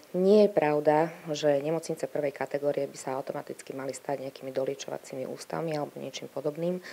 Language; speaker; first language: Slovak; native; Slovak